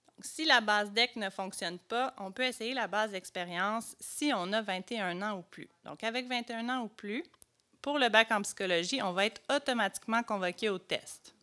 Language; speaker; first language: French; native; French